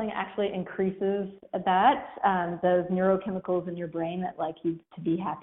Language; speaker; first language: English; native; English